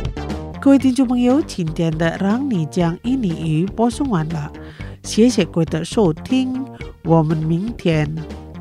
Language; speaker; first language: Chinese; early bilingual, heritage; Chinese